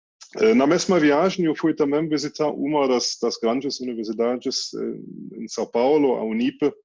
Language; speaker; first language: Portuguese; non-native, fluent; German